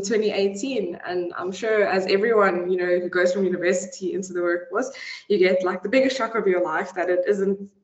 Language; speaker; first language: English; native; English